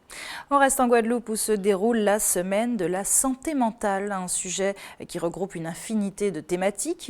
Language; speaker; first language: French; native; French